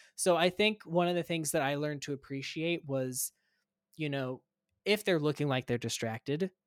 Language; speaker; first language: English; native; English